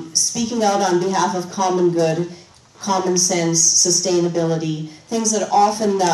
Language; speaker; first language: English; native; English